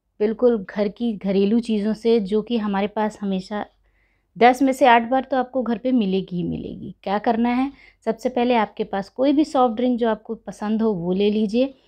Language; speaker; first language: Hindi; native; Hindi